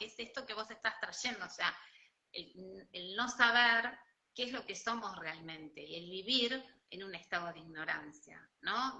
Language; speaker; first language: Spanish; native; Spanish